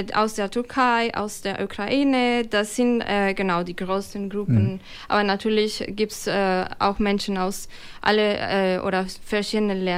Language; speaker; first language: German; non-native, fluent; Spanish